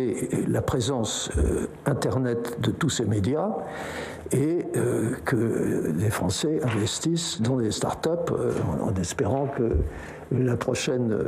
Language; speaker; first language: French; native; French